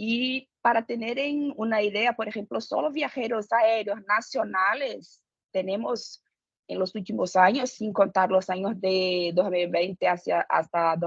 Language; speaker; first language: Spanish; non-native, fluent; Portuguese